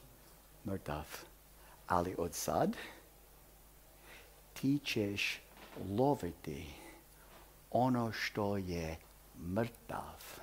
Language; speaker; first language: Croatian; early bilingual, heritage; Croatian